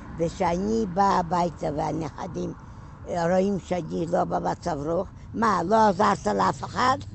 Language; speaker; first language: Hebrew; non-native, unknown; German